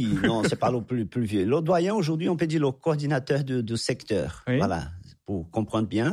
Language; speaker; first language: French; non-native, fluent; Portuguese